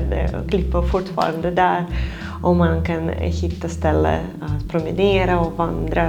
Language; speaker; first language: Swedish; non-native, fluent; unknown